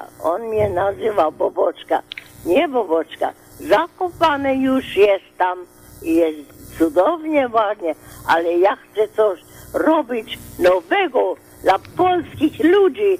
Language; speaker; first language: Polish; non-native, learner; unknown